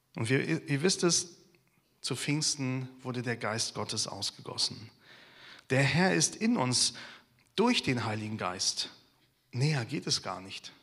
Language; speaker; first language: German; native; German